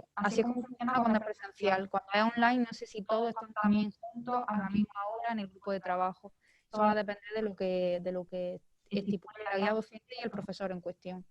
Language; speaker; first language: Spanish; native; Spanish